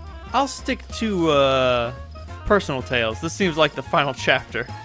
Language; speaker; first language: English; native; English